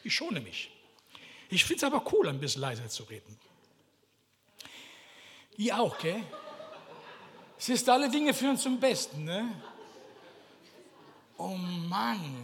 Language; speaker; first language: German; non-native, fluent; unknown